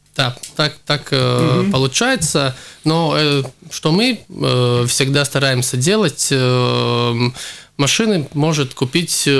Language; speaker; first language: Russian; non-native, local second language; Latvian